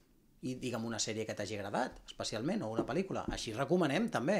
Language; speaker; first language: Catalan; native; Catalan